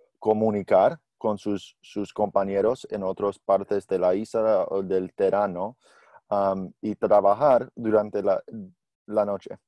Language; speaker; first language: Spanish; non-native, learner; English